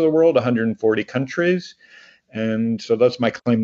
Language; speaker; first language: English; native; English